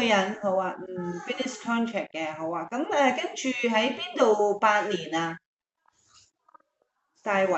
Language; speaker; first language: Cantonese; native; Cantonese